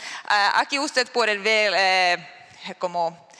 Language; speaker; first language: Spanish; non-native, learner; Finnish